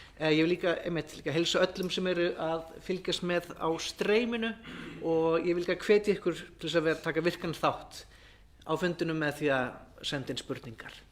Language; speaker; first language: Icelandic; native; Icelandic